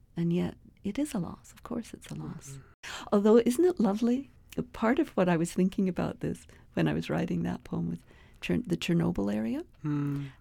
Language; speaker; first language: English; native; English